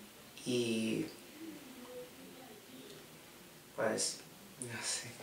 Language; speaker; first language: Spanish; non-native, learner; English